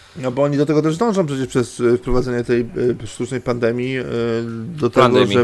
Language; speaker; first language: Polish; native; Polish